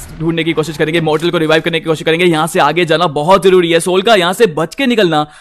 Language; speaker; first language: Hindi; native; Hindi